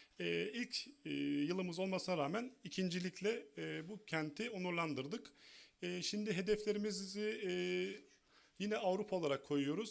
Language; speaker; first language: Turkish; native; Turkish